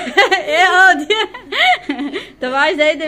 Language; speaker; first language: Arabic; native; Arabic